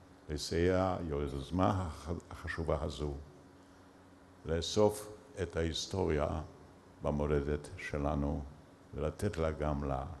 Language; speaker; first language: Hebrew; early bilingual, other home language; Yiddish